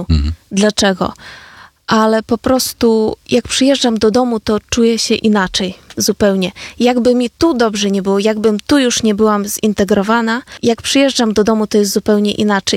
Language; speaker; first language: Polish; non-native, fluent; Ukrainian